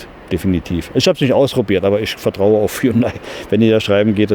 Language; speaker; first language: German; native; German